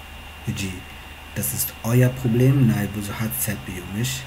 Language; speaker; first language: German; non-native, fluent; Tigrinya